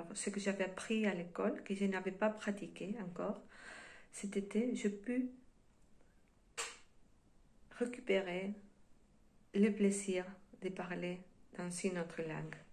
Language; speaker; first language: French; non-native, fluent; Spanish